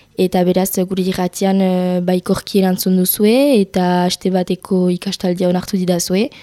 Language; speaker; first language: Basque; non-native, local second language; French